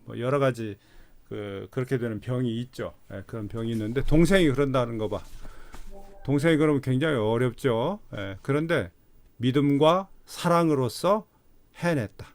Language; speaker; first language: Korean; native; Korean